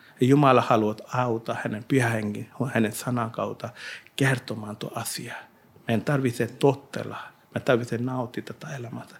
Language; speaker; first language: Finnish; non-native, learner; Hindi